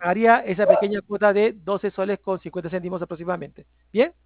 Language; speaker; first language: Spanish; native; Spanish